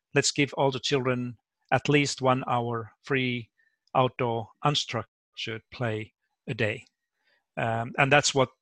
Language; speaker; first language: English; non-native, fluent; Finnish